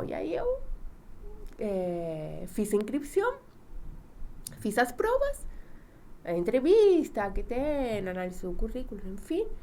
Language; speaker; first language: Portuguese; non-native, fluent; Spanish